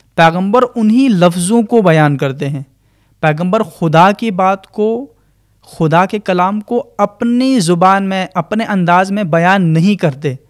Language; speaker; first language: Urdu; native; Urdu